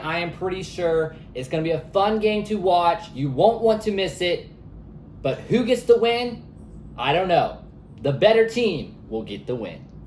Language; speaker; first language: English; native; English